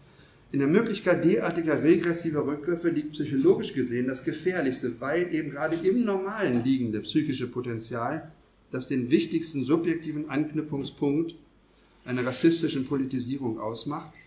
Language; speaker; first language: German; native; German